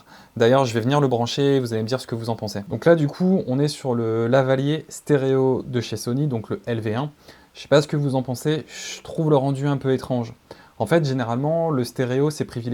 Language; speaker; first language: French; native; French